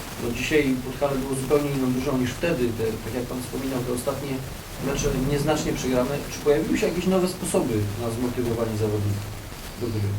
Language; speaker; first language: Polish; native; Polish